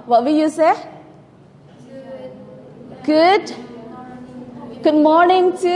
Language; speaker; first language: English; non-native, fluent; Indonesian